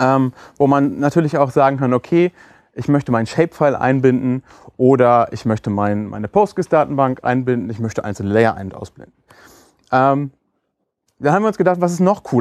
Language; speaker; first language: German; native; German